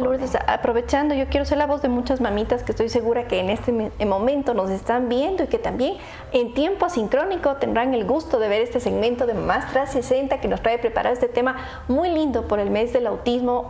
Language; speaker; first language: Spanish; native; Spanish